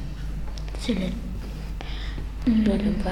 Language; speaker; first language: French; non-native, learner; German